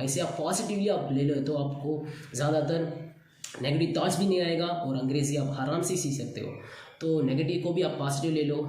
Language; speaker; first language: Hindi; non-native, local second language; Tamil